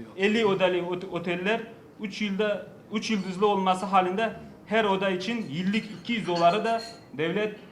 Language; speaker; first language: Turkish; non-native, learner; Uzbek